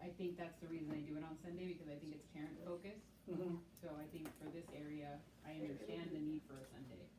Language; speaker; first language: English; native; English